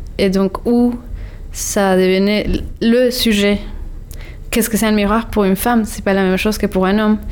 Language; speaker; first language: French; non-native, fluent; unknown